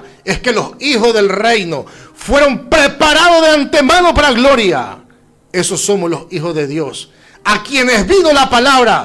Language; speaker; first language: Spanish; native; Spanish